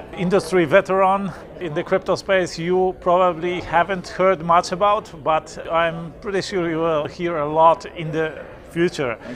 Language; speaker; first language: English; non-native, fluent; Polish